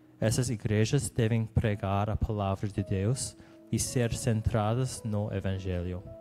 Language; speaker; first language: Portuguese; non-native, learner; English